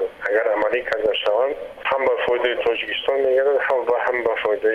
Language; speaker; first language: Tajik; native; Tajik